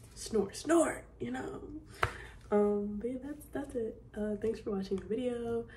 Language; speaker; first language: English; native; English